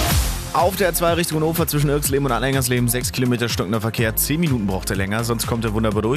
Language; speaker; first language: German; native; German